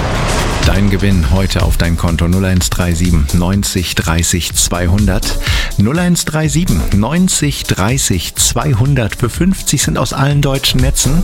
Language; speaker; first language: German; native; German